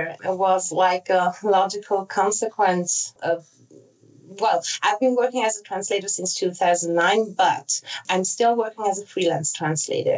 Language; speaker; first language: English; non-native, fluent; Italian